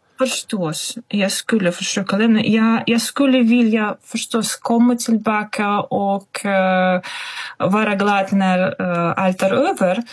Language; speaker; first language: Swedish; non-native, fluent; Russian